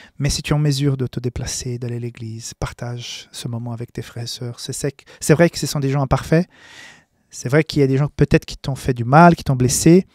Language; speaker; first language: French; non-native, fluent; Portuguese